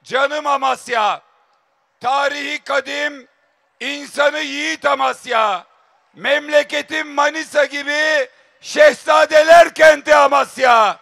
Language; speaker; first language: Turkish; native; Turkish